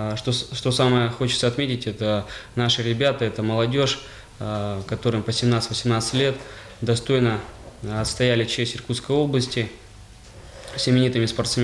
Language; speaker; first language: Russian; native; Russian